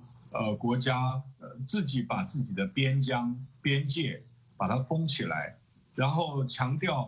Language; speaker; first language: Chinese; native; Chinese